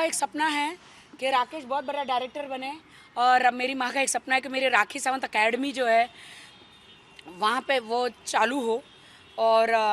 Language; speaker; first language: Hindi; native; Hindi